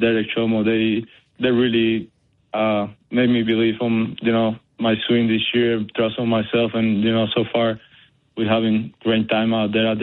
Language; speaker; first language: English; non-native, fluent; Spanish